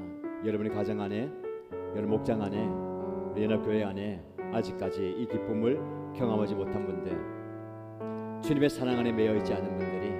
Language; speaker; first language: Korean; native; Korean